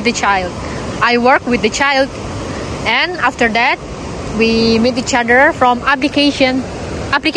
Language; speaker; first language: English; non-native, learner; Indonesian